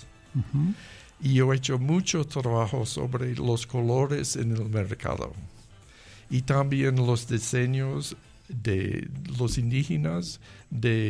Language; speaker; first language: Spanish; non-native, learner; English